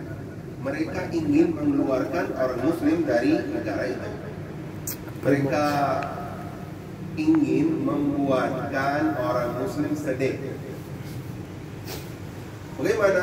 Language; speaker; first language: Indonesian; non-native, fluent; Urdu